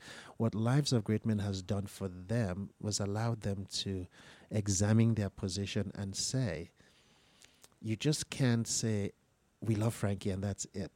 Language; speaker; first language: English; non-native, local second language; Igbo